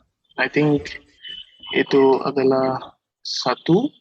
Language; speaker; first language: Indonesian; non-native, learner; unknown